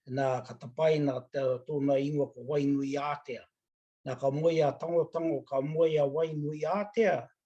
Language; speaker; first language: Māori; native; Māori